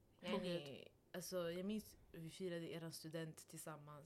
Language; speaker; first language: Swedish; non-native, local second language; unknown